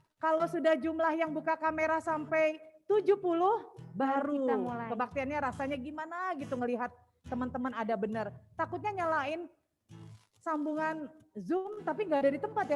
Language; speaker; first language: Indonesian; native; Indonesian